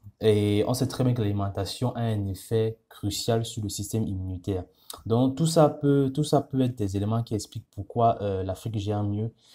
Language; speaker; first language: French; non-native, local second language; Ghomala